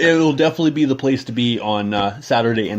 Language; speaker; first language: English; native; English